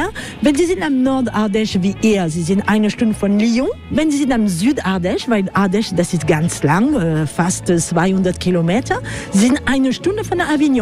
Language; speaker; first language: German; non-native, learner; French